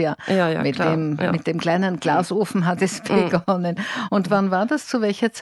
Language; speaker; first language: German; native; German